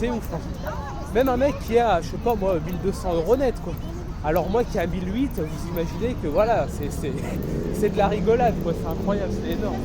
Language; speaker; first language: French; native; French